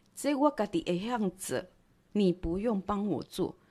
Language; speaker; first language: Chinese; non-native, local second language; Min Nan Chinese